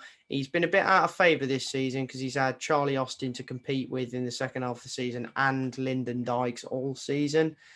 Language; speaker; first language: English; native; English